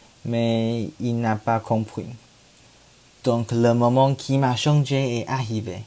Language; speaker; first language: French; non-native, learner; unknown